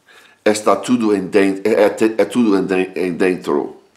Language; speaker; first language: Portuguese; non-native, learner; English